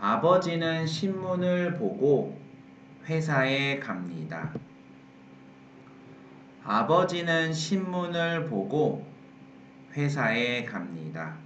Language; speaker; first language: Korean; non-native, fluent; Vietnamese